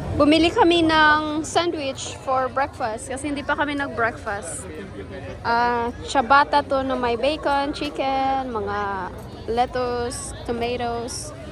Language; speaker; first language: Filipino; native; Filipino